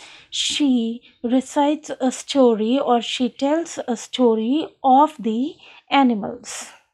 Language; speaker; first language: English; non-native, local second language; Hindi